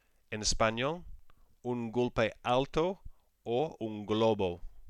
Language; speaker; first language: English; native; English